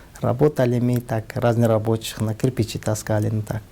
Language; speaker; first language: Russian; non-native, learner; Tajik